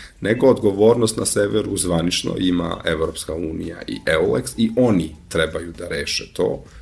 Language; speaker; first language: Serbian; non-native, local second language; Albanian